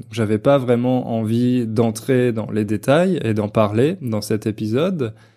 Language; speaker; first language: French; native; French